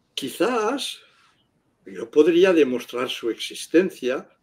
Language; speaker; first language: Spanish; non-native, local second language; Catalan